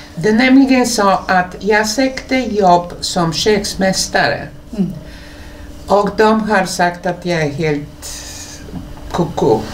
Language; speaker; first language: Swedish; non-native, fluent; Polish